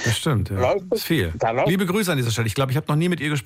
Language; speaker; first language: German; native; German